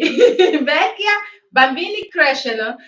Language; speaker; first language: Italian; non-native, learner; Igbo